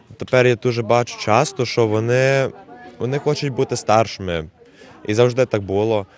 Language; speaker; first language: Ukrainian; early bilingual, heritage; Ukrainian